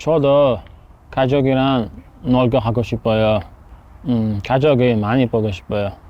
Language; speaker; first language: Korean; non-native, learner; Uzbek